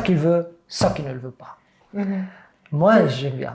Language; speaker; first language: French; non-native, fluent; Catalan